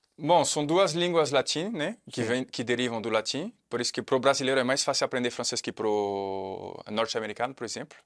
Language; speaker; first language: Portuguese; non-native, fluent; French